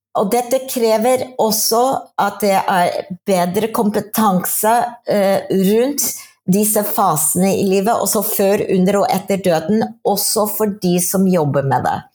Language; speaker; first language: Norwegian; non-native, fluent; English